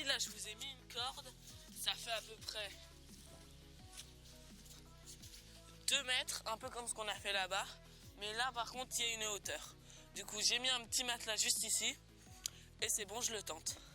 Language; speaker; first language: French; native; French